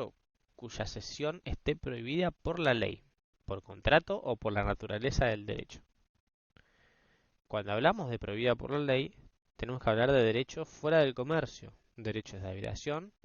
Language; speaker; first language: Spanish; native; Spanish